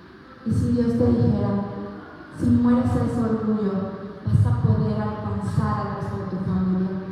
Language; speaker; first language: Spanish; native; Spanish